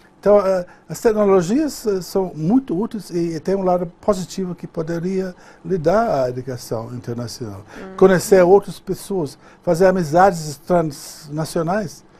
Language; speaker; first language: Portuguese; non-native, fluent; English